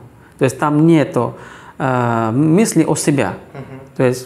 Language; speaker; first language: Russian; non-native, fluent; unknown